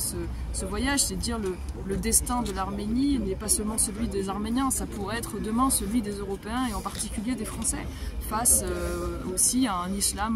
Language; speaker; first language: French; native; French